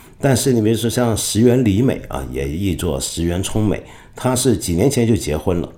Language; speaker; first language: Chinese; non-native, local second language; Cantonese